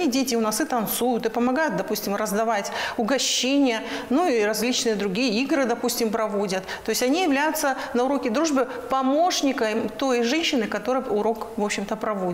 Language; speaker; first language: Russian; native; Russian